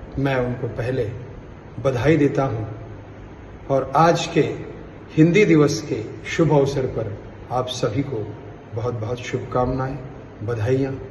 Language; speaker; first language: Hindi; non-native, local second language; Marathi